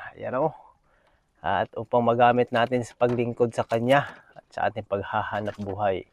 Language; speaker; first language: Filipino; non-native, local second language; Cebuano